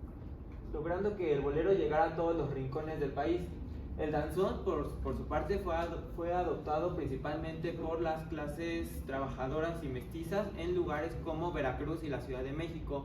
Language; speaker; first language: Spanish; native; Spanish